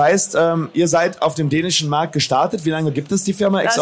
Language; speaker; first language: German; native; German